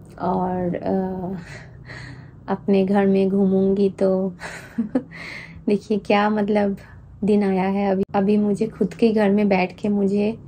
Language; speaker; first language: Hindi; non-native, local second language; Bangla